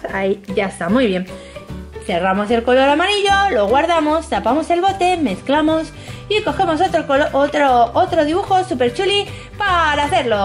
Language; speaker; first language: Spanish; native; Spanish